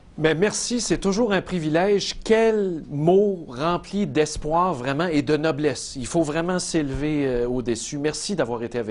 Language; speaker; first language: French; native; French